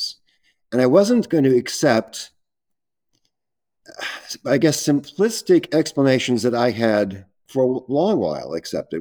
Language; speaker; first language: English; native; English